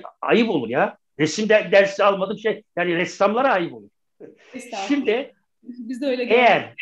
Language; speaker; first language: Turkish; native; Turkish